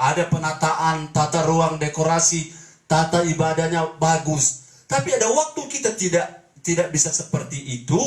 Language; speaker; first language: Indonesian; native; Indonesian